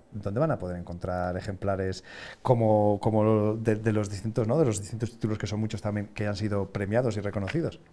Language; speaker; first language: Spanish; native; Spanish